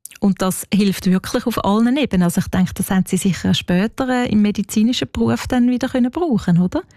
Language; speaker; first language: German; native; German